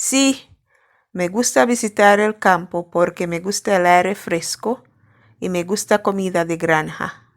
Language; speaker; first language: Spanish; non-native, fluent; English